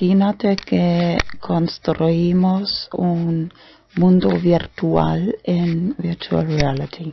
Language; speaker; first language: Spanish; non-native, fluent; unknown